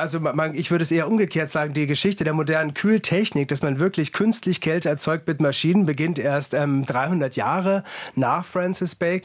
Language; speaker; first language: German; native; German